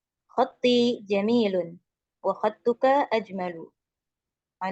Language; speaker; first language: Arabic; non-native, learner; Indonesian